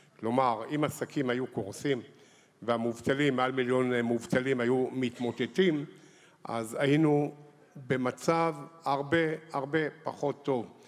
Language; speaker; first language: Hebrew; native; Hebrew